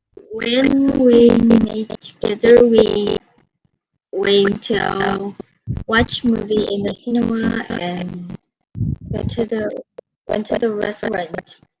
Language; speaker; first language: English; non-native, learner; Vietnamese